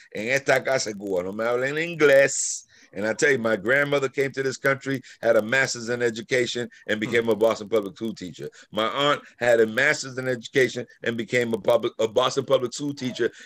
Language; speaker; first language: English; native; English